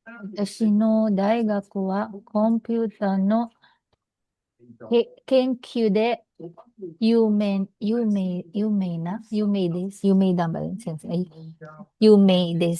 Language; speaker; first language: Japanese; non-native, learner; Filipino